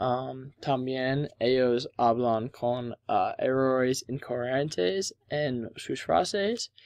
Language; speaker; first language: Spanish; non-native, learner; English